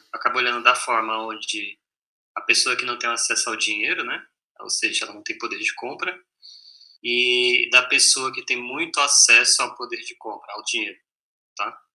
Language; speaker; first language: Portuguese; native; Portuguese